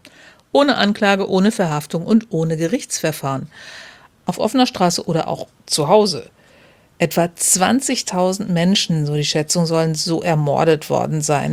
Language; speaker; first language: German; native; German